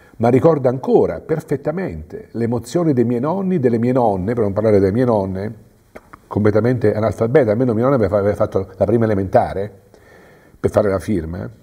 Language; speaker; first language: Italian; native; Italian